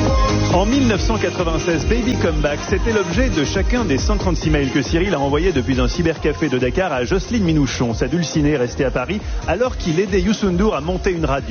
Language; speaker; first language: French; native; French